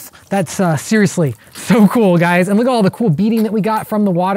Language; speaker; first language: English; native; English